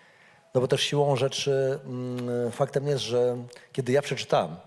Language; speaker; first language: Polish; native; Polish